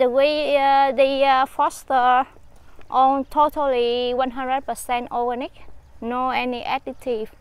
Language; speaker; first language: English; non-native, fluent; Vietnamese